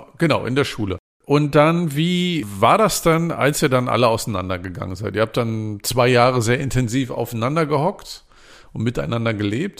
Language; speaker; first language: German; native; German